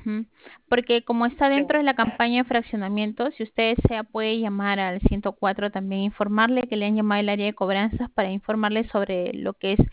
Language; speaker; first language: Spanish; native; Spanish